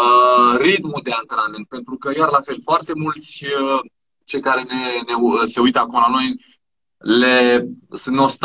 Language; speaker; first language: Romanian; native; Romanian